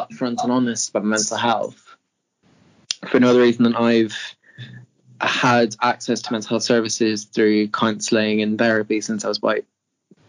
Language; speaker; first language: English; native; English